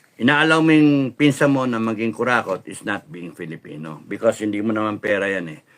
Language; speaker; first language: Filipino; native; Filipino